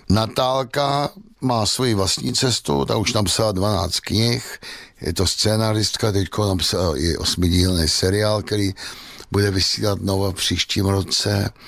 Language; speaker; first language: Czech; native; Czech